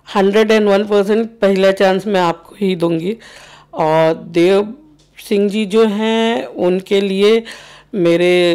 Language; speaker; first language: Hindi; native; Hindi